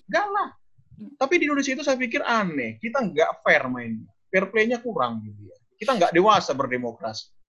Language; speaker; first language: Indonesian; non-native, local second language; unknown